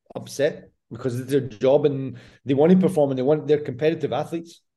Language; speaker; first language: English; native; English